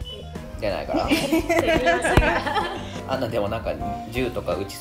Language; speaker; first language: Japanese; native; Japanese